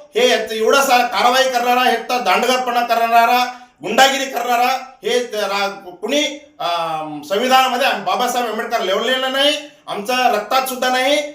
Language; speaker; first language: Marathi; non-native, local second language; Kannada